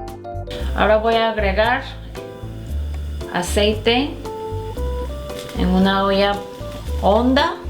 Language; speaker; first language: Spanish; non-native, fluent; Korean